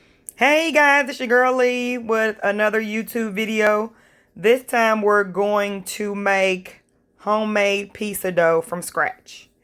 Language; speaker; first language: English; native; English